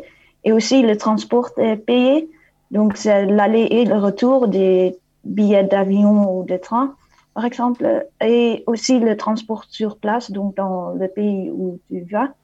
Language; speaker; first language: French; non-native, fluent; Dutch